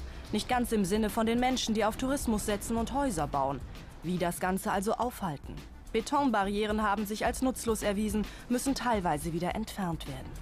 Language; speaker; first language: German; native; German